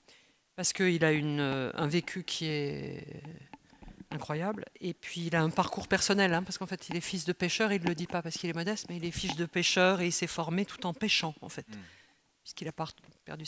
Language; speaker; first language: French; native; French